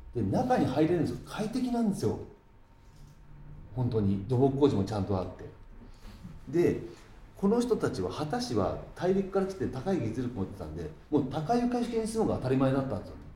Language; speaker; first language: Japanese; native; Japanese